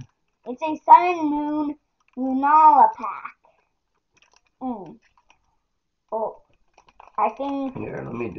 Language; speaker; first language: English; native; English